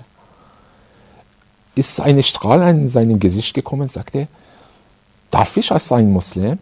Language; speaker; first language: German; non-native, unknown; Persian